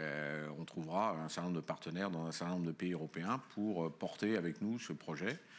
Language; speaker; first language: French; native; French